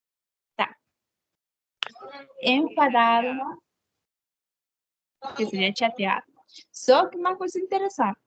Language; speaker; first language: Portuguese; non-native, fluent; Spanish